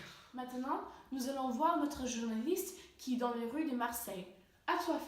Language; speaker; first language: French; non-native, learner; Danish